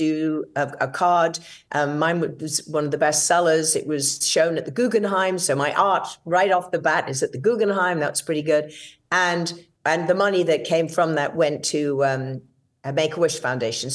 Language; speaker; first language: English; native; English